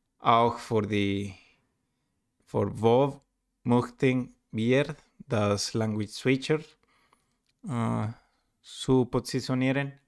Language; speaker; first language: German; non-native, learner; Spanish